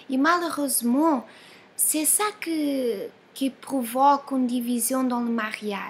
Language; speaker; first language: French; non-native, fluent; Portuguese